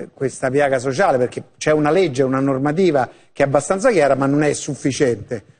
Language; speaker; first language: Italian; native; Italian